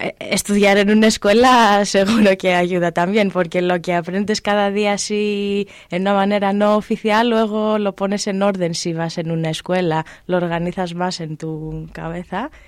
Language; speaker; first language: Spanish; non-native, learner; Greek